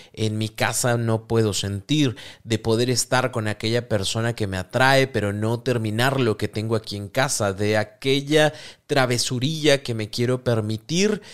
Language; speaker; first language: Spanish; native; Spanish